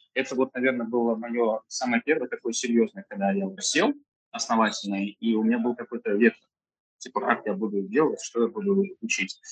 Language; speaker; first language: Russian; native; Russian